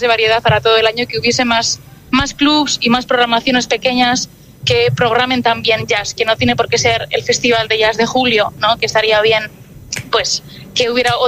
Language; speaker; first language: Spanish; non-native, local second language; Basque